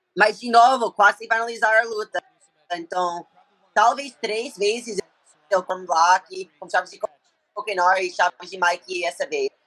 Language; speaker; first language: Portuguese; non-native, learner; English